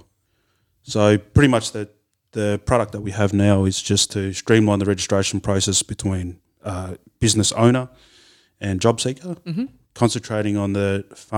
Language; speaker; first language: English; native; English